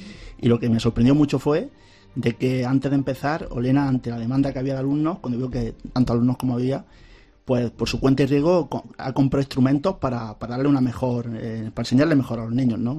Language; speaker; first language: Spanish; native; Spanish